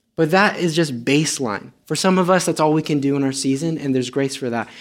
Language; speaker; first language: English; non-native, fluent; Romanian